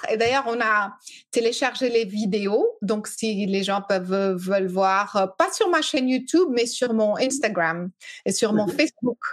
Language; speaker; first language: French; early bilingual, other home language; English